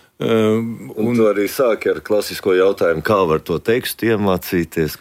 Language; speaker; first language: Latvian; native; Latvian